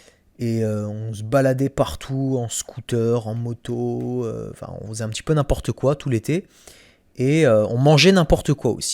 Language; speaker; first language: French; native; French